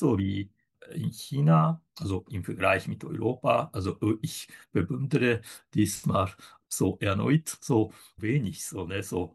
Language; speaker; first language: German; non-native, fluent; Japanese